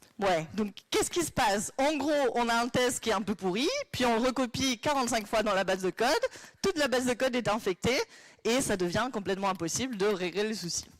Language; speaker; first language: French; non-native, fluent; Spanish